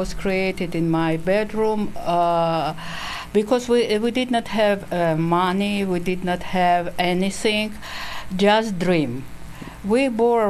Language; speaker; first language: English; non-native, learner; Georgian